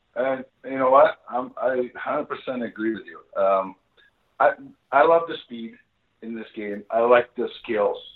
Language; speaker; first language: English; non-native, fluent; Czech